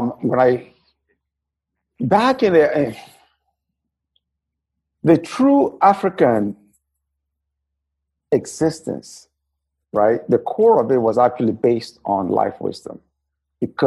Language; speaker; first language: English; non-native, local second language; Igbo